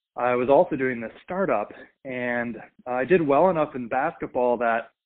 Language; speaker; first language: English; native; English